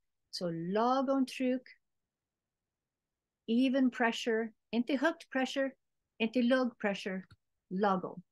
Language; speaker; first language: Swedish; non-native, learner; English